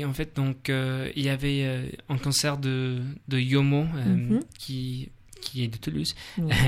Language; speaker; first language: French; non-native, learner; English